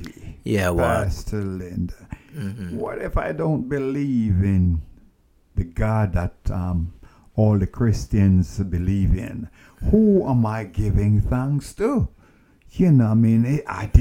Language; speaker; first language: English; native; English